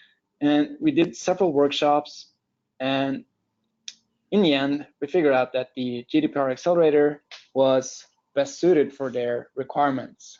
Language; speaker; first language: English; non-native, fluent; Norwegian